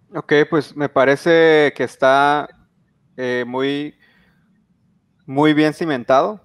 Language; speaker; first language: Spanish; native; Spanish